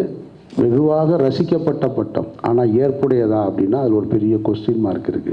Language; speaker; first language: Tamil; native; Tamil